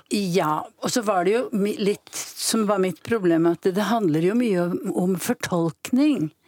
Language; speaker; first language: Norwegian; native; Norwegian